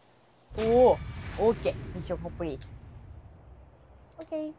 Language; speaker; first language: English; non-native, learner; Japanese